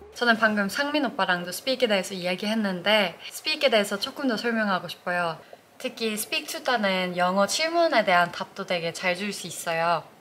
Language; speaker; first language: Korean; non-native, fluent; Norwegian